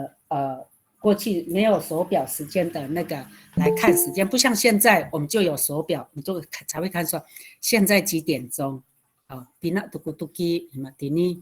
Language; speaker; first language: Chinese; non-native, local second language; Amis